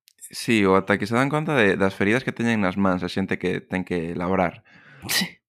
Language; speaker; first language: Galician; non-native, local second language; Spanish